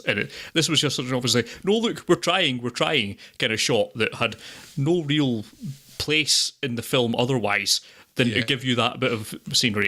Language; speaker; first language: English; native; English